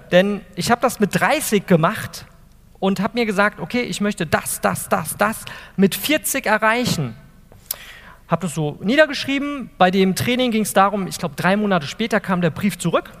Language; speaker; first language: German; native; German